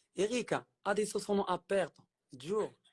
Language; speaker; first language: Italian; non-native, learner; Arabic